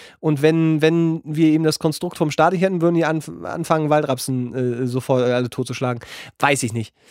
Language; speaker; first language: German; native; German